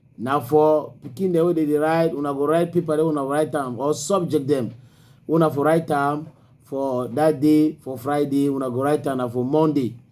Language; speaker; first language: Nigerian Pidgin; native; Nigerian Pidgin